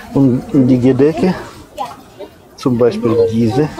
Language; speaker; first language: German; non-native, learner; Russian